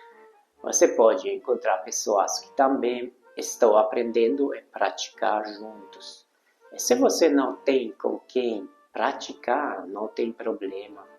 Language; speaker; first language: Portuguese; non-native, fluent; Hungarian